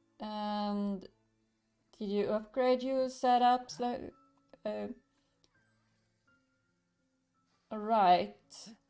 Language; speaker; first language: English; non-native, learner; Swedish